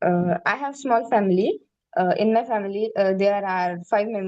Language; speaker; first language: English; non-native, learner; Marathi